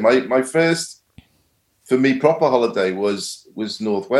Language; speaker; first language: English; native; English